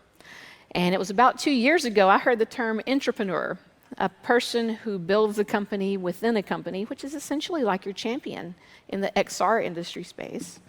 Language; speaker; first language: English; native; English